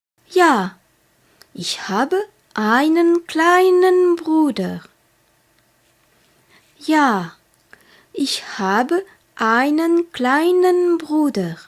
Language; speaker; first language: German; non-native, fluent; French